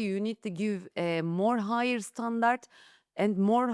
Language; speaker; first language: English; non-native, learner; Turkish